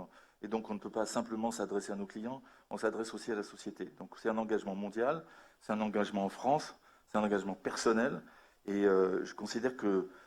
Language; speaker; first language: French; native; French